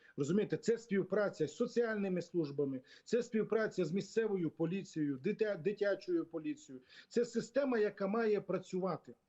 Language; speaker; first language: Ukrainian; non-native, local second language; Romany